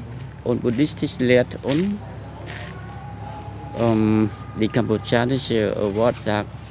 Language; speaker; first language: German; non-native, fluent; Khmer